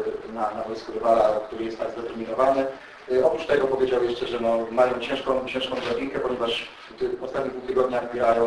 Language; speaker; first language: Polish; native; Polish